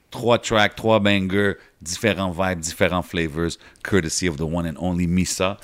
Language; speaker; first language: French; early bilingual, other home language; Arabic